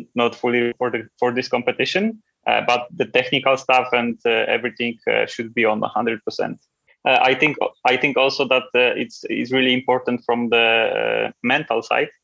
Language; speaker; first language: English; non-native, fluent; Polish